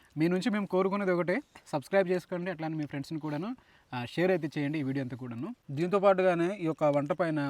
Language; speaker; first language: Telugu; native; Telugu